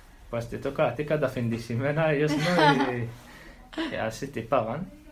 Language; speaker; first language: Spanish; non-native, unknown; Arabic